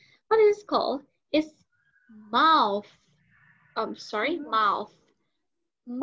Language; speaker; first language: English; non-native, learner; Vietnamese